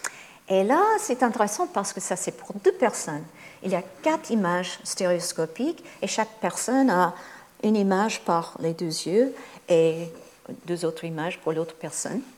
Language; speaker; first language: French; non-native, fluent; English